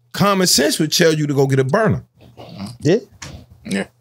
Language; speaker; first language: English; native; English